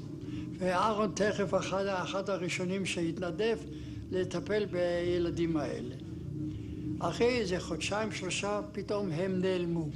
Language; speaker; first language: Hebrew; non-native, fluent; German